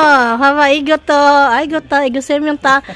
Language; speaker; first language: Korean; non-native, fluent; Filipino